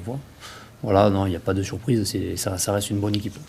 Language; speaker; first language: French; native; French